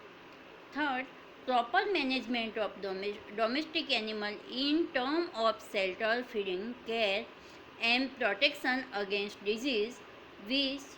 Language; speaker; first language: English; non-native, local second language; Hindi